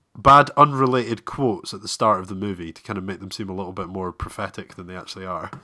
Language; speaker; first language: English; native; English